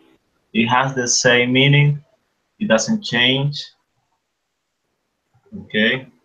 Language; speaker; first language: English; non-native, fluent; Spanish